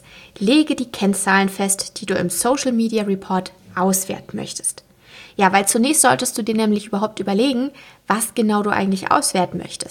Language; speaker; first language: German; native; German